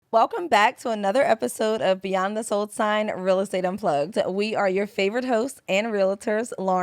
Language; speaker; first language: English; native; English